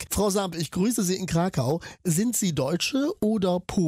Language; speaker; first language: German; native; German